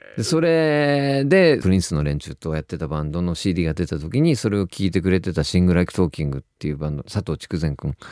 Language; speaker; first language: Japanese; native; Japanese